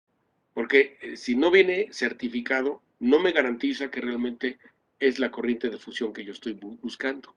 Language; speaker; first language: Spanish; native; Spanish